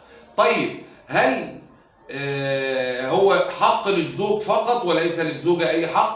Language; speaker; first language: Arabic; native; Arabic